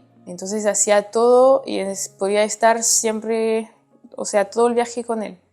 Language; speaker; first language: Spanish; non-native, fluent; French